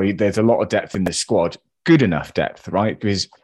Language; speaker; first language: English; native; English